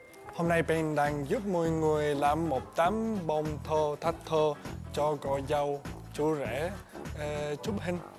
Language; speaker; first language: Vietnamese; non-native, learner; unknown